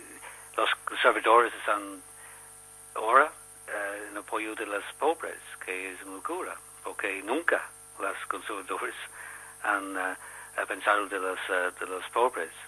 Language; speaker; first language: Spanish; non-native, learner; English